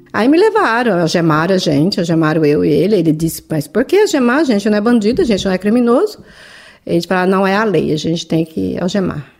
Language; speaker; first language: Portuguese; native; Portuguese